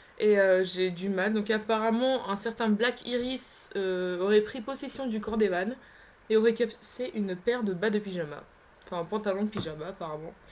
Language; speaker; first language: French; early bilingual, other home language; Polish